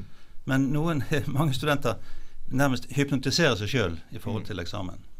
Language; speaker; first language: Norwegian; native; Norwegian